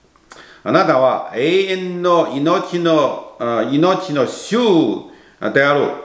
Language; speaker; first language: Japanese; non-native, learner; Chinese